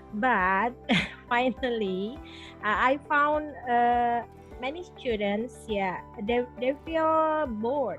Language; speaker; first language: English; non-native, local second language; Indonesian